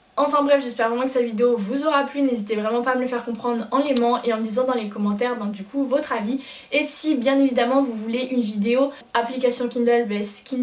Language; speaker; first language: French; native; French